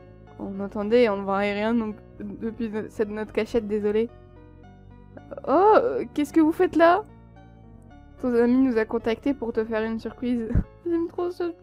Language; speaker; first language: French; native; French